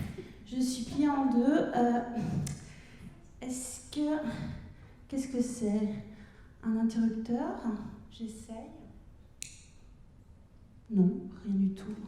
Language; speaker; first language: French; native; French